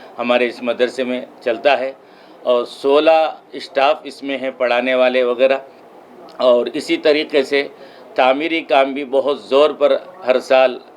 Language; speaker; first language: Urdu; native; Urdu